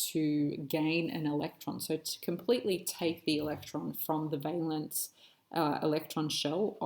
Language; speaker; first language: English; native; English